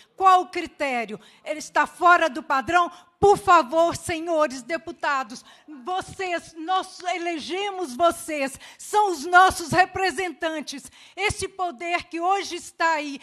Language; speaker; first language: Portuguese; native; Portuguese